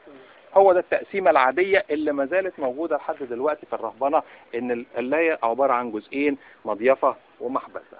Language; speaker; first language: Arabic; native; Arabic